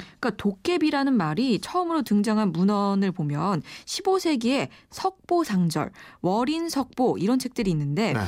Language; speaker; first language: Korean; native; Korean